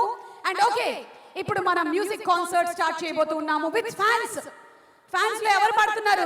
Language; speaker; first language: Telugu; native; Telugu